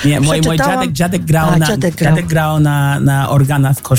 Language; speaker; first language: Polish; early bilingual, heritage; English